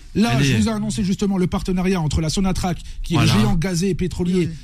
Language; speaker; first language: French; non-native, local second language; Arabic